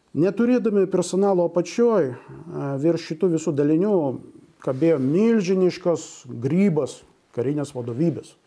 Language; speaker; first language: Lithuanian; non-native, local second language; Russian